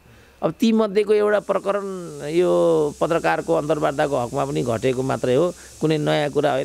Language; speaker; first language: Nepali; native; Nepali